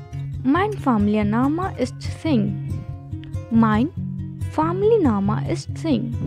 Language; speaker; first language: German; non-native, learner; Hindi